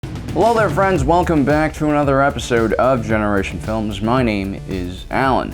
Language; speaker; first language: English; native; English